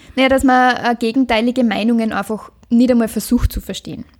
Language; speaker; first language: German; native; German